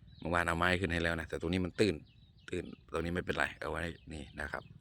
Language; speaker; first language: Thai; non-native, local second language; Lao